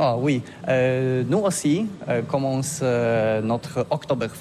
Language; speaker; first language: French; non-native, learner; Polish